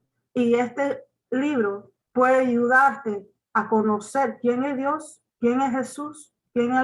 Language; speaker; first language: Spanish; non-native, learner; English